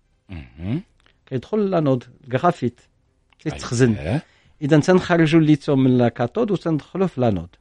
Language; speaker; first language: Arabic; native; Arabic